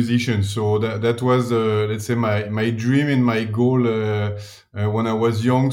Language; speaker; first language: English; non-native, fluent; French